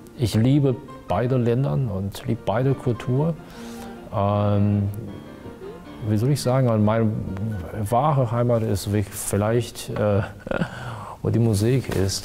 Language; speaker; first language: German; non-native, fluent; Chinese